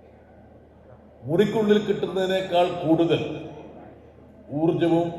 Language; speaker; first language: Malayalam; native; Malayalam